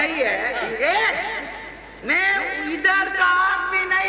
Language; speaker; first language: Hindi; non-native, local second language; Kannada